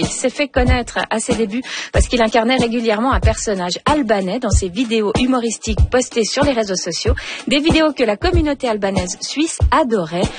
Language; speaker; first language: French; native; French